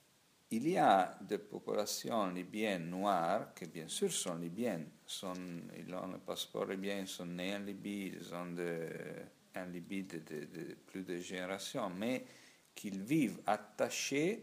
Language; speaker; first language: French; non-native, learner; Italian